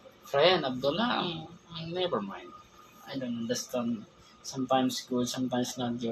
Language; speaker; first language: English; non-native, learner; Filipino